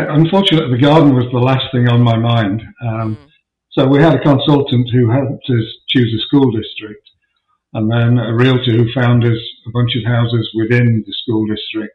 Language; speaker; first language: English; native; English